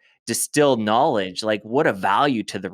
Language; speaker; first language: English; native; English